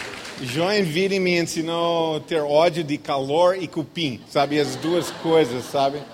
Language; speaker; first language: Portuguese; non-native, fluent; English